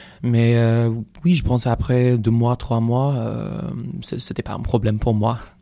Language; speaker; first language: French; non-native, fluent; English